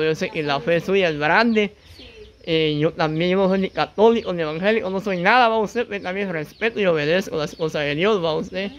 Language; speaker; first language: Spanish; native; Spanish